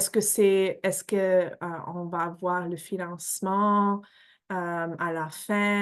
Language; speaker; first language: French; non-native, fluent; English